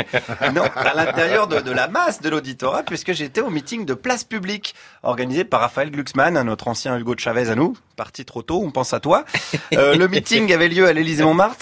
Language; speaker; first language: French; native; French